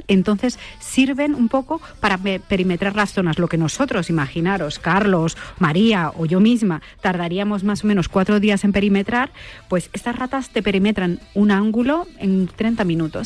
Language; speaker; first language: Spanish; native; Spanish